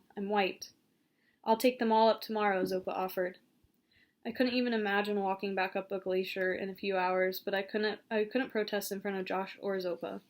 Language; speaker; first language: English; native; English